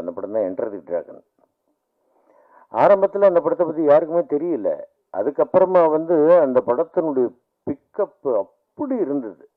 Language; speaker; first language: Tamil; native; Tamil